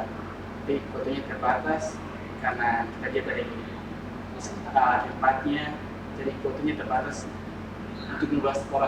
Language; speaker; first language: Indonesian; non-native, fluent; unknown